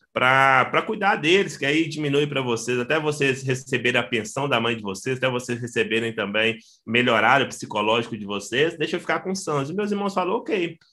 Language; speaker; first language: Portuguese; native; Portuguese